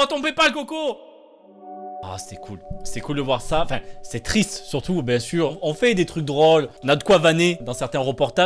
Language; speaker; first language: French; native; French